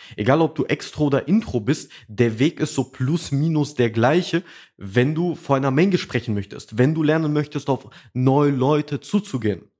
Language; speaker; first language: German; early bilingual, other home language; Russian